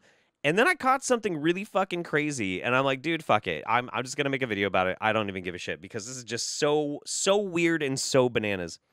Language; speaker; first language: English; native; English